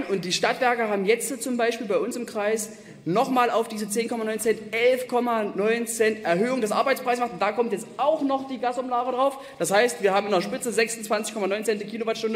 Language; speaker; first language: German; native; German